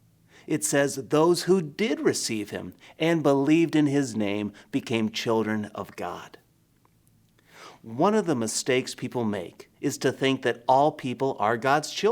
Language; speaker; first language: English; native; English